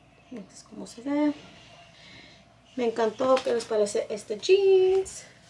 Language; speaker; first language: Spanish; early bilingual, heritage; Spanish